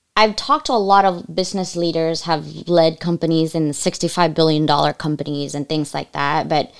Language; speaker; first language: English; early bilingual, other home language; Cebuano